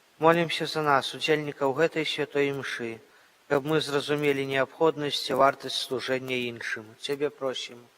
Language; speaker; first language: Belarusian; native; Belarusian